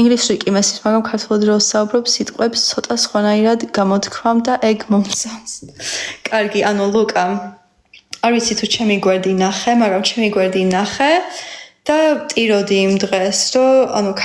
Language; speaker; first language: Georgian; early bilingual, heritage; Georgian